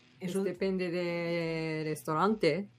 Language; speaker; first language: Spanish; non-native, learner; Japanese